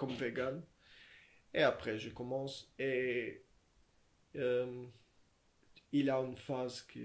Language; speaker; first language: French; non-native, learner; Portuguese